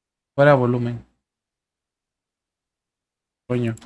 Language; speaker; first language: Spanish; native; Spanish